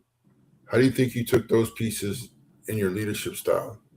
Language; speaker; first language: English; native; English